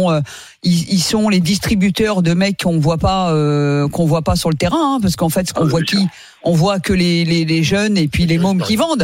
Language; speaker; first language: French; native; French